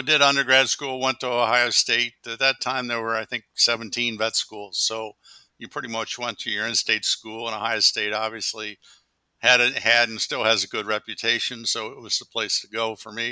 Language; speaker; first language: English; native; English